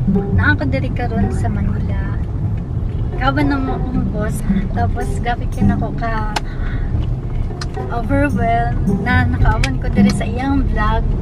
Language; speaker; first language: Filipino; non-native, local second language; Cebuano